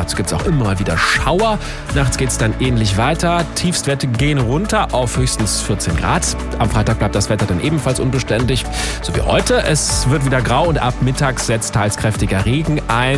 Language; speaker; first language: German; native; German